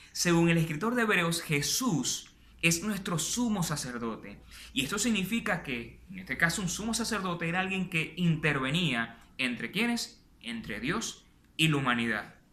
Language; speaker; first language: Spanish; native; Spanish